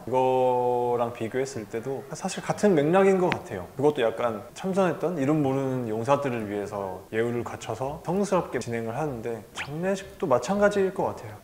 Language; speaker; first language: Korean; native; Korean